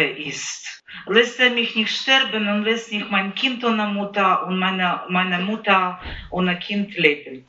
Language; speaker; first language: German; non-native, learner; Ukrainian